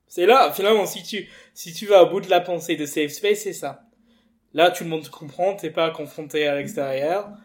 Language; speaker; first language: French; early bilingual, other home language; English